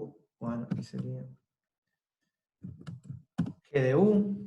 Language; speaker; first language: Spanish; native; Spanish